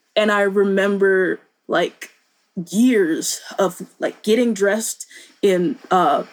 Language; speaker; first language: English; native; English